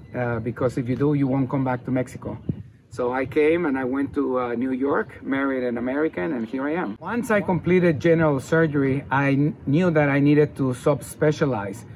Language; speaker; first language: English; non-native, fluent; Spanish